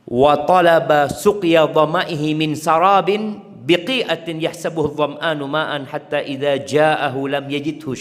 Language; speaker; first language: Arabic; non-native, fluent; Indonesian